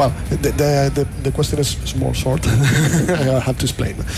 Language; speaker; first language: English; non-native, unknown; Spanish